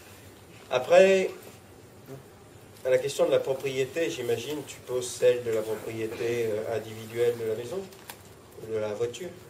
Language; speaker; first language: French; native; French